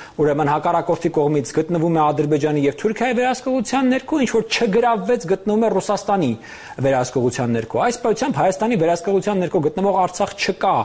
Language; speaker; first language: Armenian; native; Armenian